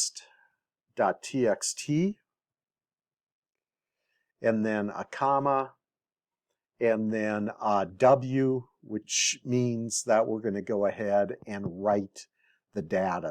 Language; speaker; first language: English; native; English